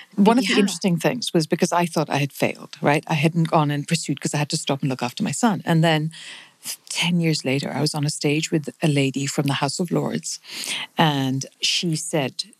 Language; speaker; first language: English; non-native, local second language; Punjabi